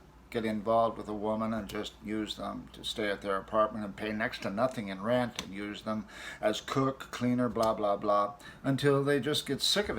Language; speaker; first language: English; native; English